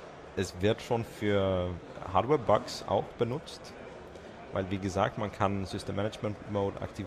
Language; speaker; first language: German; non-native, fluent; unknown